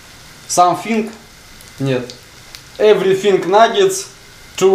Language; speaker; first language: English; non-native, learner; Russian